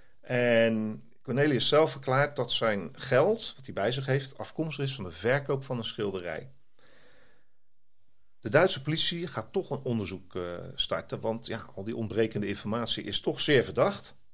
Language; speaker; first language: Dutch; native; Dutch